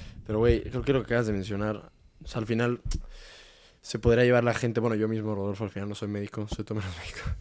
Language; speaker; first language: Spanish; native; Spanish